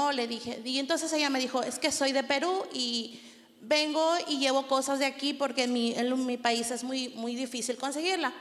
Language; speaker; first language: Spanish; native; Spanish